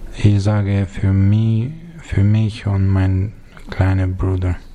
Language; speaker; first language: German; non-native, learner; Albanian